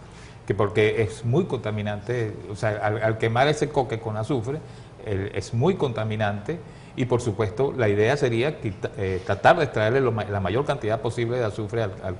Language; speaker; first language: Spanish; native; Spanish